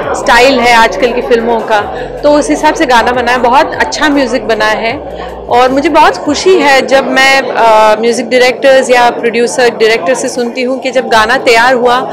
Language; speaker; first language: Marathi; non-native, local second language; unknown